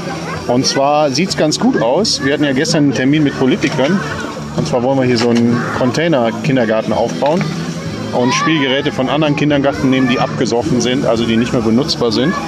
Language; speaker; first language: German; native; German